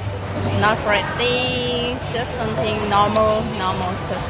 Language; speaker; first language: English; non-native, learner; Vietnamese